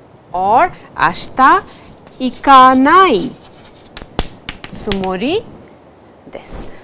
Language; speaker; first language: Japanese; non-native, fluent; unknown